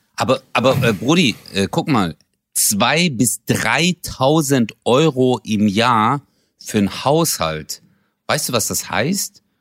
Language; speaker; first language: German; early bilingual, other home language; Turkish